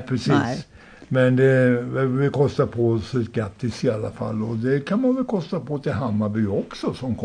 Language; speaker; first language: Swedish; native; Swedish